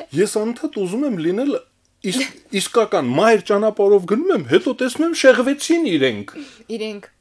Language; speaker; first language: Armenian; native; Armenian